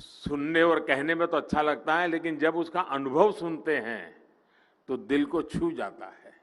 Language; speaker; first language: Hindi; non-native, local second language; Gujarati